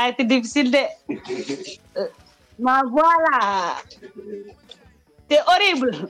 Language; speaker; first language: French; non-native, local second language; Wolof